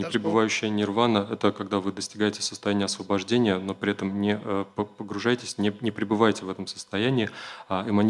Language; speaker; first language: Russian; native; Russian